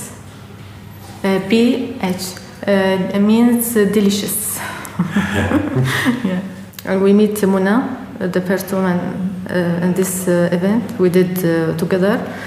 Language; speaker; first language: English; non-native, learner; Arabic